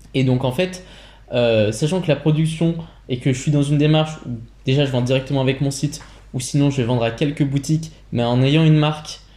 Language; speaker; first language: French; native; French